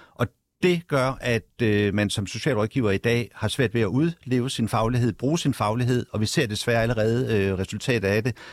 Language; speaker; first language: Danish; native; Danish